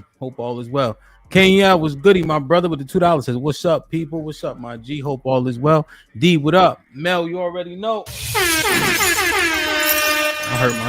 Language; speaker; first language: English; native; English